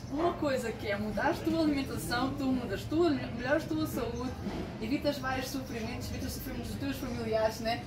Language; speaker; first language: Portuguese; non-native, fluent; Ukrainian